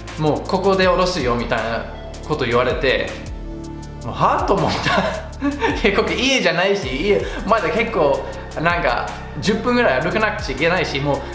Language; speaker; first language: Japanese; non-native, fluent; English